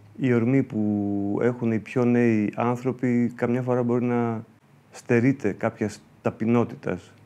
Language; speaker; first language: Greek; early bilingual, heritage; Greek